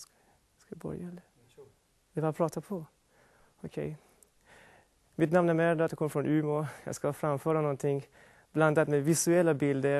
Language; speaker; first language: Swedish; non-native, fluent; Persian